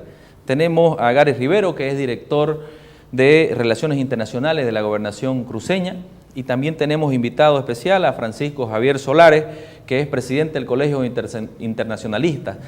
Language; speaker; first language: Spanish; native; Spanish